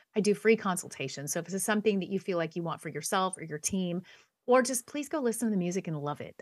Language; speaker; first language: English; native; English